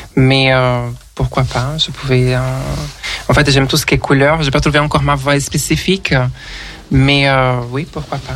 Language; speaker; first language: French; non-native, fluent; Portuguese